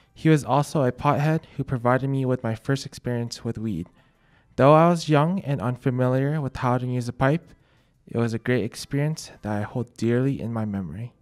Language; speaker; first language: English; native; English